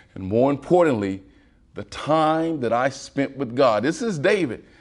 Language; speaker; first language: English; native; English